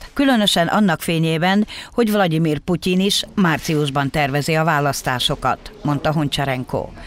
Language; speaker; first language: Hungarian; native; Hungarian